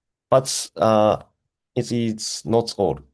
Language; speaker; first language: English; non-native, learner; Japanese